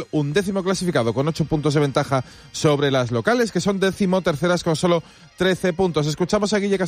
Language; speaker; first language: Spanish; native; Spanish